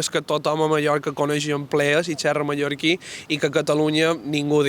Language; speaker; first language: Catalan; native; Catalan